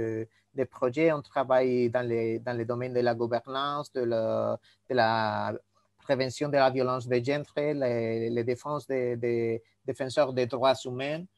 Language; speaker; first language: French; non-native, fluent; Spanish